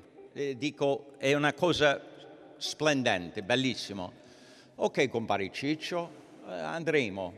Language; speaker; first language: Italian; early bilingual, heritage; English